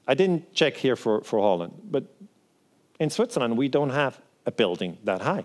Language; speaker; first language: English; non-native, fluent; Swiss German